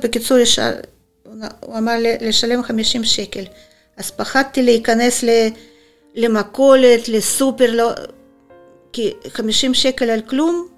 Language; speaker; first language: Hebrew; non-native, fluent; Russian